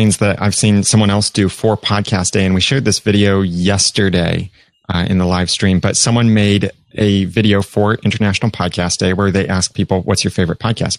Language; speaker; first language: English; native; English